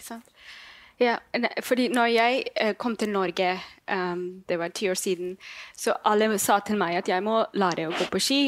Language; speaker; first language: Norwegian; non-native, learner; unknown